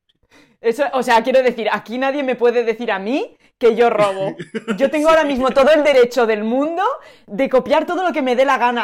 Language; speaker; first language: Spanish; native; Spanish